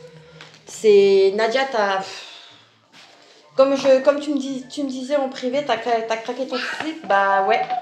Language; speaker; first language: French; native; French